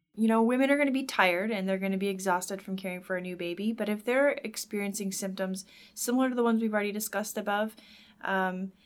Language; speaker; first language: English; native; English